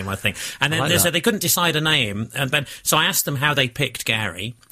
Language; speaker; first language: English; native; English